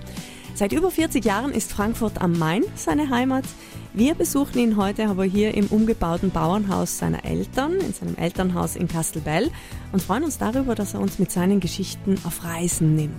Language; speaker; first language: German; native; German